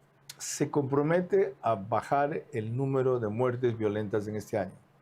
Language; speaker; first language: Spanish; native; Spanish